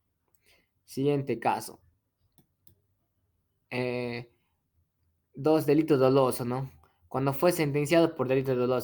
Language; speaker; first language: Spanish; native; Spanish